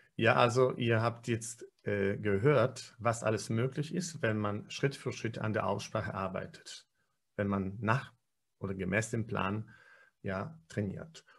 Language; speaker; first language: German; non-native, fluent; Polish